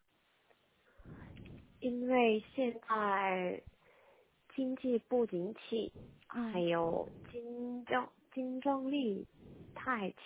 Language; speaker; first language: Chinese; non-native, learner; Korean